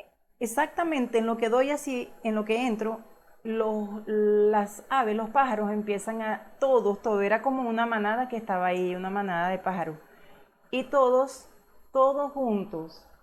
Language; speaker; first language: Spanish; native; Spanish